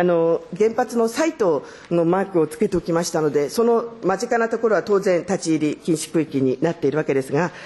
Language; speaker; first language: Japanese; native; Japanese